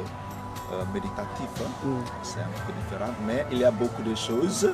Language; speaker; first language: French; non-native, fluent; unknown